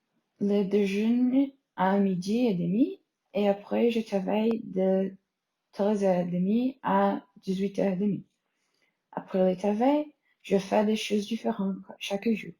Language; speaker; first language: French; non-native, learner; Portuguese